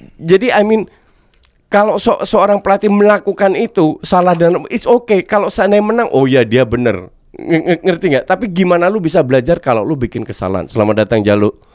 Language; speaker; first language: Indonesian; non-native, fluent; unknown